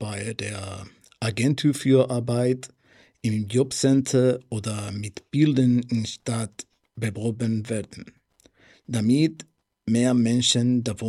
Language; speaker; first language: German; non-native, learner; Spanish